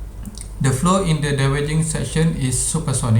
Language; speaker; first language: English; non-native, local second language; Malay